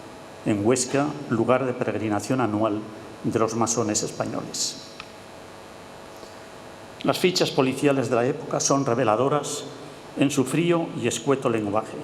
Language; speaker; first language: Spanish; native; Spanish